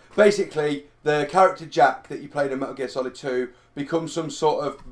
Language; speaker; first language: English; native; English